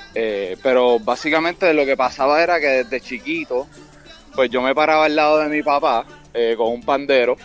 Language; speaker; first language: Spanish; native; Spanish